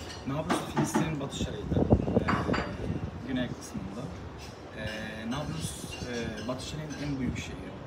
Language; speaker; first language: Turkish; non-native, learner; Arabic